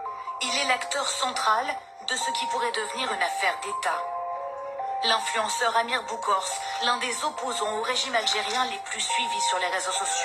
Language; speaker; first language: French; native; French